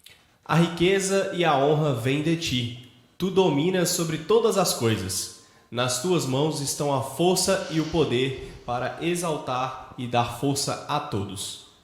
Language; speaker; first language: Portuguese; native; Portuguese